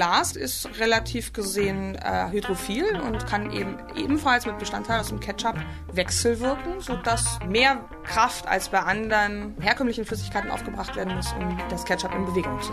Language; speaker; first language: German; native; German